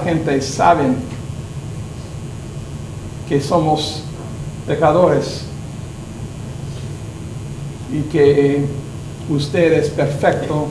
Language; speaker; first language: Spanish; non-native, learner; English